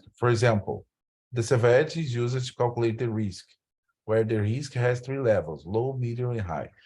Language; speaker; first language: English; non-native, learner; Portuguese